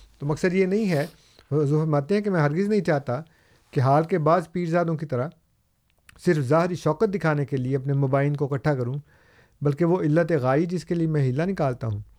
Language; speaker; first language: Urdu; native; Urdu